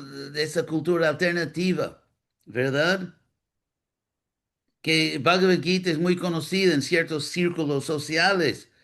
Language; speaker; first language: Spanish; non-native, fluent; English